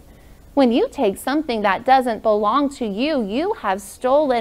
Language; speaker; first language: English; native; English